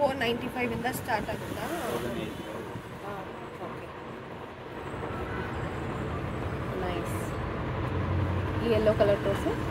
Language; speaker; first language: Kannada; native; Kannada